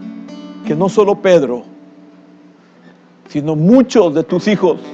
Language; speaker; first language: Spanish; native; Spanish